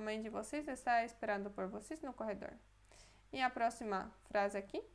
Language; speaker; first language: Portuguese; non-native, fluent; Polish